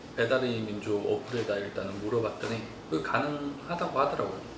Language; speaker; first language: Korean; early bilingual, heritage; Korean